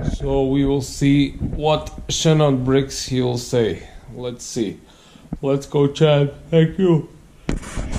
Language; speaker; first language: English; non-native, learner; Latvian